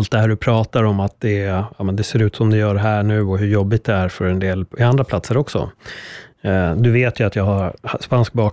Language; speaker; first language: Swedish; native; Swedish